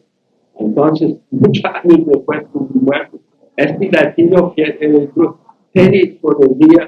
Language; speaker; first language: Spanish; non-native, learner; English